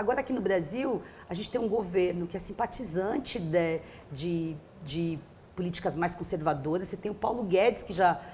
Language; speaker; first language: Portuguese; native; Portuguese